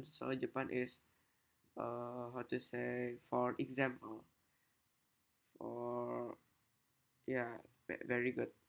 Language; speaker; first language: English; non-native, learner; Indonesian